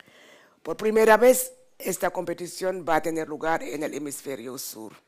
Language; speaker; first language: Spanish; non-native, fluent; French